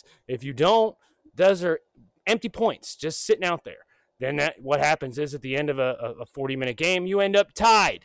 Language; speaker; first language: English; native; English